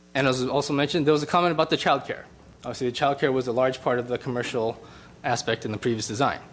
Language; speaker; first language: English; native; English